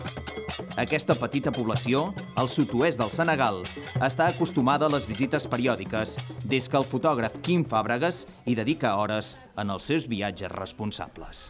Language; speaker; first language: Catalan; native; Catalan